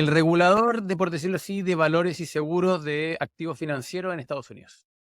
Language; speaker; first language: Spanish; native; Spanish